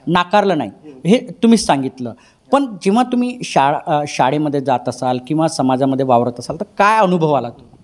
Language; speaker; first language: Marathi; native; Marathi